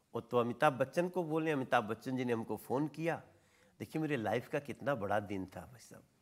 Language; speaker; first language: Hindi; native; Hindi